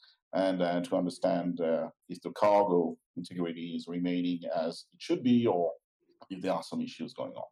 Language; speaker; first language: English; non-native, fluent; French